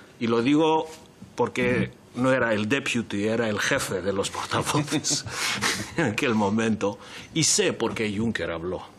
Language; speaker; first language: Spanish; non-native, fluent; Greek